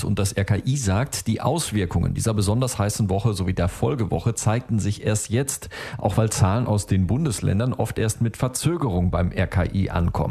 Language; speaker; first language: German; native; German